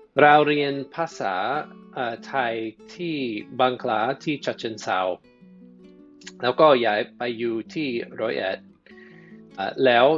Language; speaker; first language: Thai; non-native, fluent; English